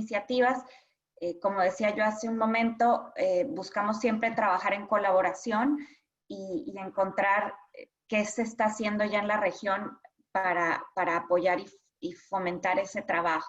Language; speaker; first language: Spanish; native; Spanish